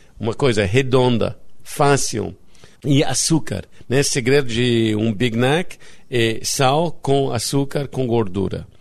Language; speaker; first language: Portuguese; non-native, fluent; English